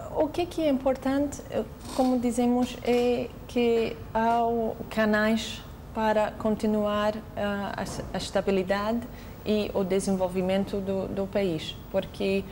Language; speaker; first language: Portuguese; non-native, fluent; English